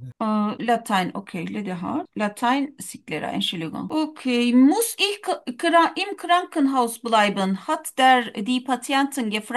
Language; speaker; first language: German; non-native, learner; Turkish